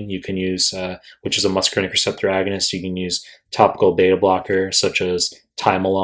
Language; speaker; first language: English; native; English